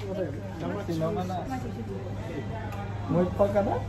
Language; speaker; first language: Japanese; non-native, learner; Vietnamese